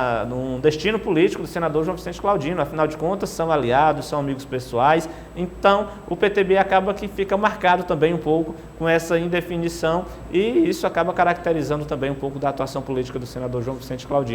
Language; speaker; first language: Portuguese; native; Portuguese